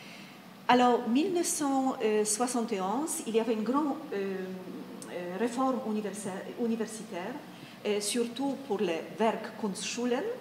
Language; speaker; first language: French; non-native, fluent; Polish